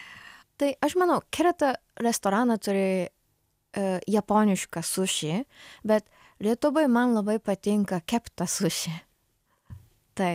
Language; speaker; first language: Lithuanian; non-native, learner; Japanese